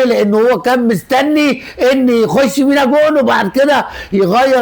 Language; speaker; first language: Arabic; native; Arabic